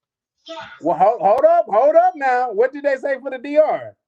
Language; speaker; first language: English; native; English